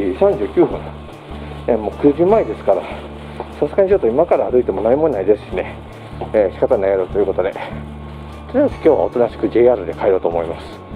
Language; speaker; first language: Japanese; native; Japanese